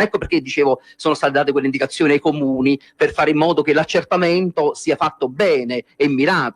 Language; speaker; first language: Italian; native; Italian